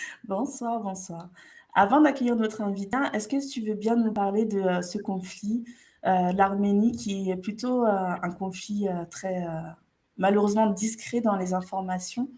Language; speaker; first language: French; native; French